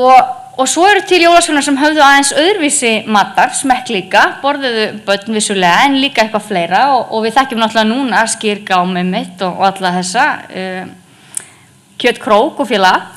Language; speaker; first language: Icelandic; native; Icelandic